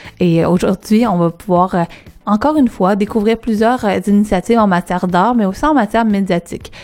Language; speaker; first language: French; native; French